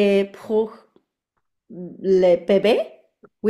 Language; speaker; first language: French; non-native, learner; Chinese